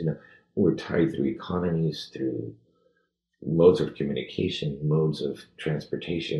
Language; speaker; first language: English; early bilingual, other home language; Spanish